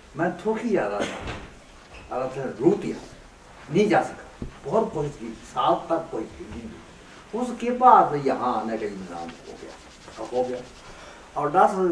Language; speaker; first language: Urdu; non-native, fluent; Chinese